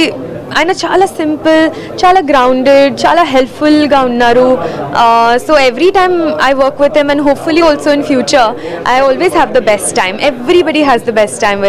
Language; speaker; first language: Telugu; non-native, learner; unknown